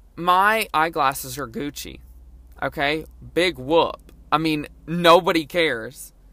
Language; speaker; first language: English; native; English